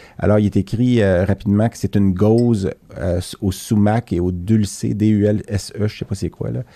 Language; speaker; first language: French; native; French